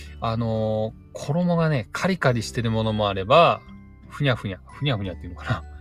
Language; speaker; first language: Japanese; native; Japanese